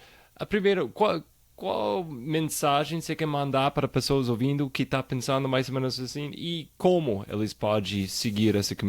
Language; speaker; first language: Portuguese; non-native, fluent; English